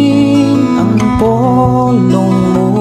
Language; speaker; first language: Cebuano; native; Cebuano